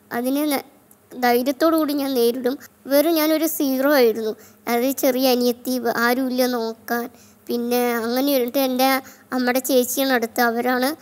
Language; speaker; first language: Malayalam; native; Malayalam